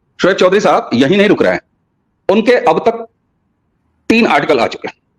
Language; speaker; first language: Hindi; native; Hindi